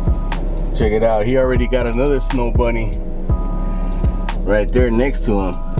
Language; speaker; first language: English; native; English